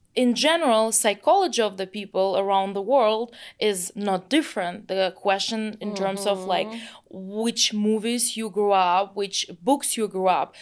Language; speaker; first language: English; non-native, fluent; Russian